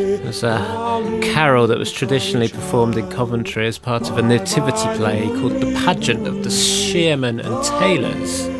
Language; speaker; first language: English; native; English